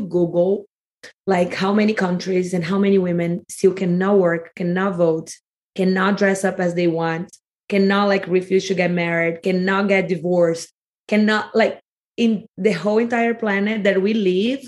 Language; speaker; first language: English; non-native, fluent; Portuguese